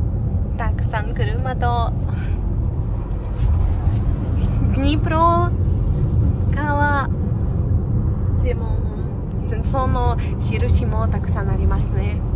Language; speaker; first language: Japanese; non-native, fluent; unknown